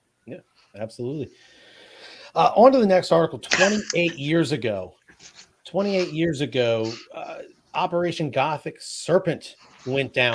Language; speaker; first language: English; native; English